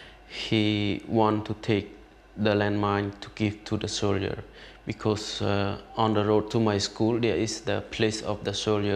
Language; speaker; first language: English; non-native, learner; Khmer